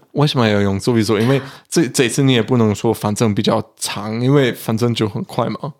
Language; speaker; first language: Chinese; non-native, fluent; German